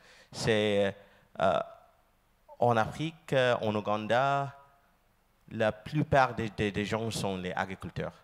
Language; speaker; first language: French; non-native, learner; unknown